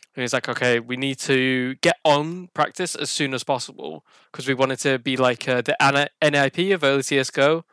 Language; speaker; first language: English; native; English